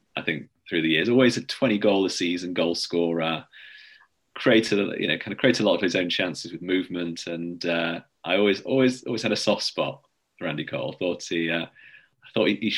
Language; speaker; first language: English; native; English